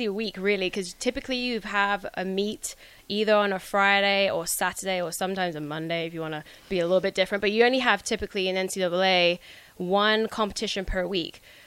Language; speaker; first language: English; native; English